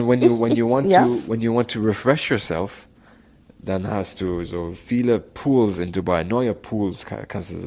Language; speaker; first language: German; non-native, learner; Arabic